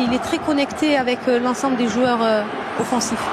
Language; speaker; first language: French; native; French